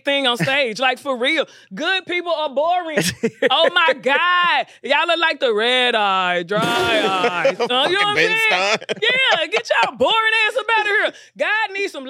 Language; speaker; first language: English; native; English